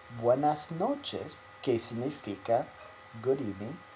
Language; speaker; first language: Spanish; non-native, fluent; English